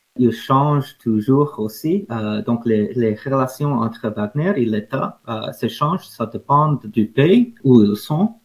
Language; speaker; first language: French; non-native, learner; English